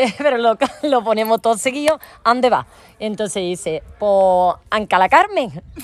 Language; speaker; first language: Spanish; native; Spanish